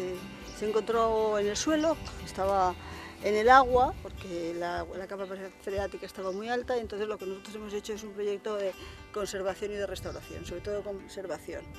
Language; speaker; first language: Spanish; native; Spanish